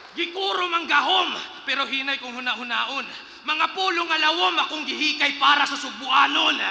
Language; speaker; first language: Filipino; non-native, local second language; Cebuano